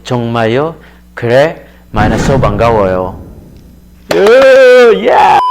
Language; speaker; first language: Korean; non-native, learner; Filipino